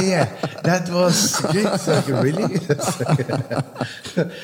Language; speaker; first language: English; non-native, fluent; Spanish